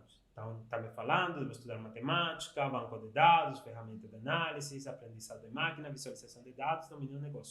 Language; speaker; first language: Portuguese; non-native, fluent; Spanish